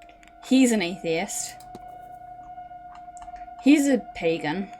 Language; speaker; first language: English; native; English